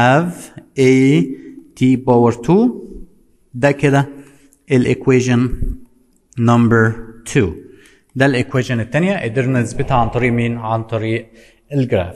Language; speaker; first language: Arabic; native; Arabic